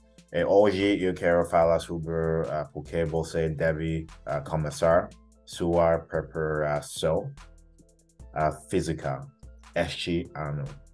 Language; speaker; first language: Portuguese; non-native, learner; English